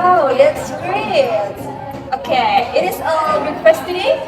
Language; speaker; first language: English; non-native, learner; Indonesian